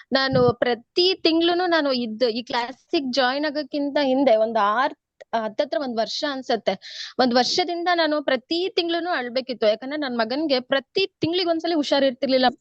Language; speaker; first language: Kannada; native; Kannada